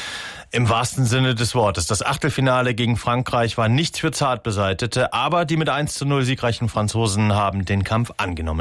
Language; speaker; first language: German; native; German